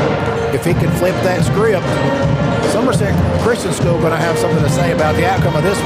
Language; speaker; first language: English; native; English